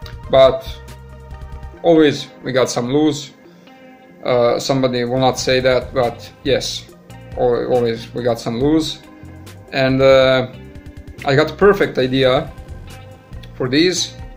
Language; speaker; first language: English; non-native, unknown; Serbian